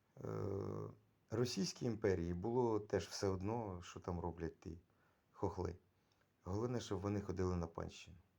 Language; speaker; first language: Ukrainian; native; Ukrainian